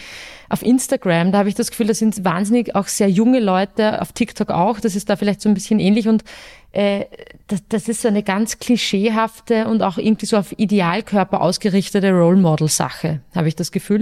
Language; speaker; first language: German; native; German